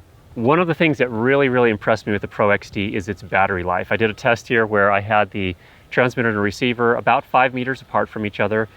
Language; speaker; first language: English; native; English